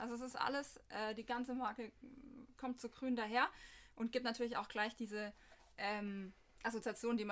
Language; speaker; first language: German; native; German